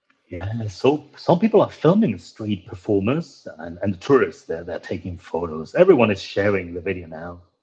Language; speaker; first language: English; non-native, fluent; Spanish